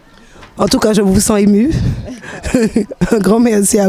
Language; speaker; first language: French; native; French